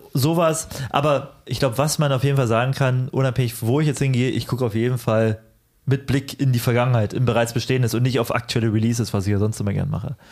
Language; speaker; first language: German; early bilingual, other home language; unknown